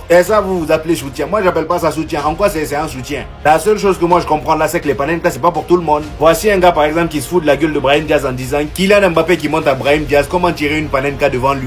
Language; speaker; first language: French; native; French